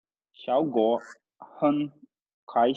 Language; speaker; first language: Chinese; non-native, learner; Swedish